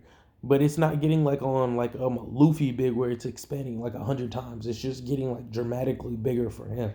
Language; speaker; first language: English; native; English